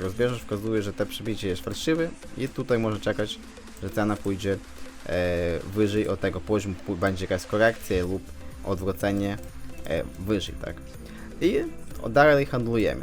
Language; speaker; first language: Polish; non-native, fluent; Ukrainian